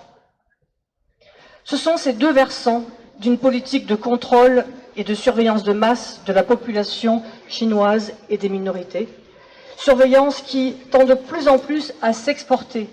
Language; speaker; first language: French; native; French